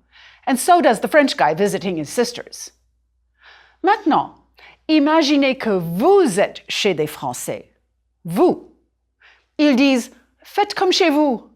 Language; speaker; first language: French; native; French